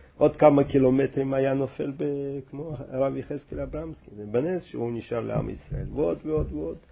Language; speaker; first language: Hebrew; non-native, fluent; Russian